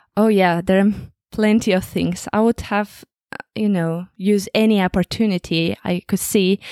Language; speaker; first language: English; non-native, fluent; Kazakh